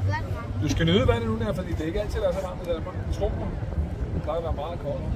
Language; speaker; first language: Danish; native; Danish